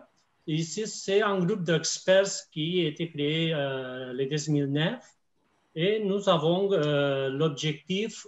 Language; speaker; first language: French; non-native, fluent; Spanish